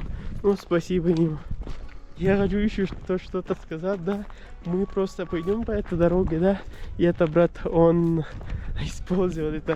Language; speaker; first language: Russian; non-native, learner; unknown